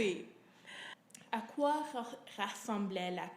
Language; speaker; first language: French; non-native, local second language; English